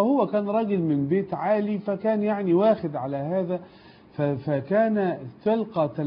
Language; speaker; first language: Arabic; native; Arabic